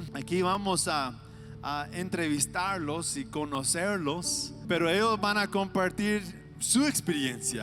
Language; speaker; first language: Spanish; non-native, fluent; English